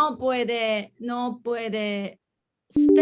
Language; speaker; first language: Spanish; non-native, learner; English